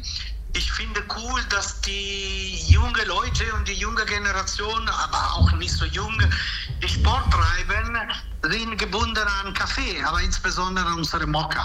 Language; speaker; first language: German; non-native, fluent; Italian